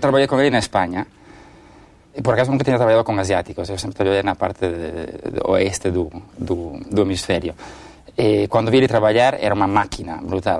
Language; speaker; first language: Portuguese; non-native, fluent; Italian